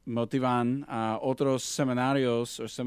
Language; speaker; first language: Spanish; non-native, learner; English